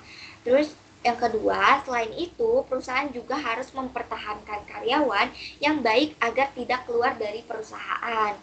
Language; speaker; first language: Indonesian; native; Indonesian